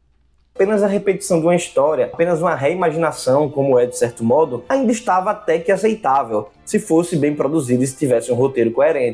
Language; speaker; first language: Portuguese; native; Portuguese